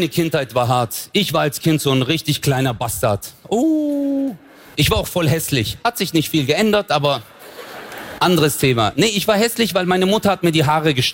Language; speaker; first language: German; early bilingual, other home language; Turkish